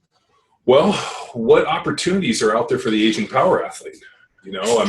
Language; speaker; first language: English; native; English